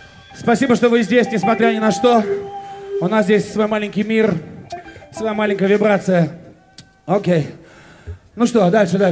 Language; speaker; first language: Russian; non-native, fluent; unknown